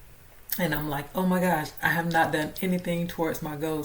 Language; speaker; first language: English; native; English